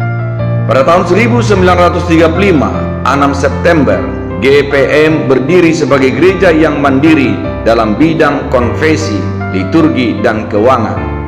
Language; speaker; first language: Indonesian; native; Indonesian